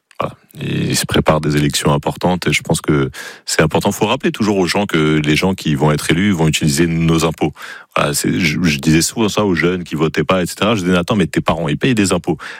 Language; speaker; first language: French; native; French